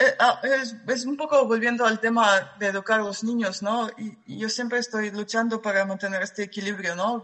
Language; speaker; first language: Spanish; non-native, fluent; Russian